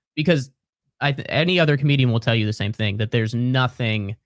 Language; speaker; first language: English; native; English